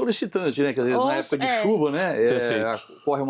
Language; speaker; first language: Portuguese; native; Portuguese